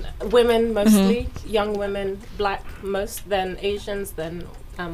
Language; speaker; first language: English; native; English